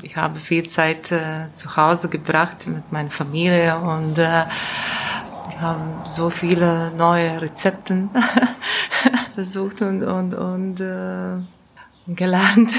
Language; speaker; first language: German; non-native, learner; Latvian